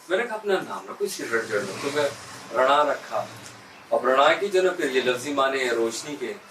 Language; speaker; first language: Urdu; non-native, local second language; Pashto